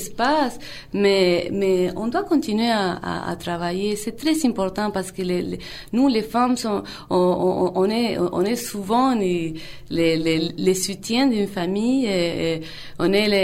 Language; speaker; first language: French; non-native, fluent; Spanish